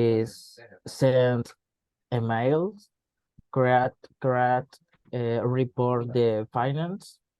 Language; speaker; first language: English; non-native, learner; Spanish